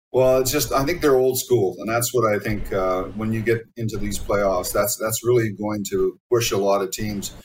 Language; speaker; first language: English; native; English